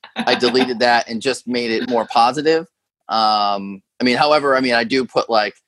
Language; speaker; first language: English; native; English